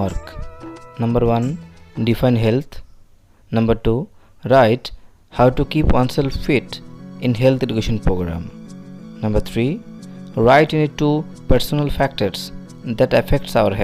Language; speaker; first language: English; non-native, local second language; Bangla